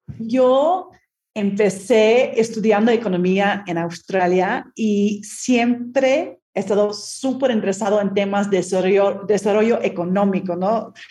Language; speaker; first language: Spanish; non-native, fluent; English